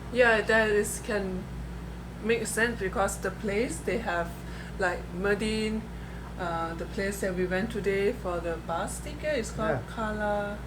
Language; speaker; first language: English; non-native, fluent; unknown